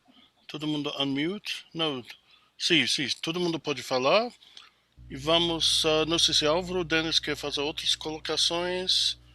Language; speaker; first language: Portuguese; non-native, fluent; English